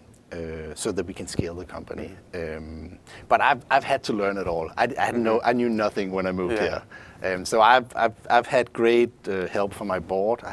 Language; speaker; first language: English; non-native, fluent; Danish